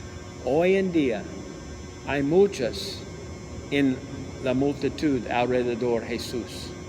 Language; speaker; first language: Spanish; non-native, learner; English